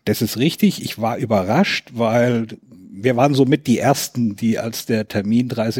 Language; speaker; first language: German; native; German